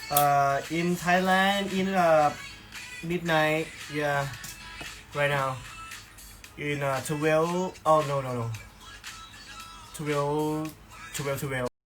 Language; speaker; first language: English; non-native, learner; Thai